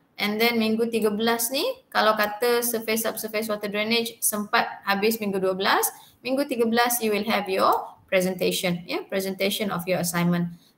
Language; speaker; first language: English; non-native, local second language; Malay